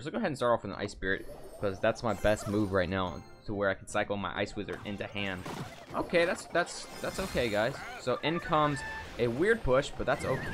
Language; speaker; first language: English; native; English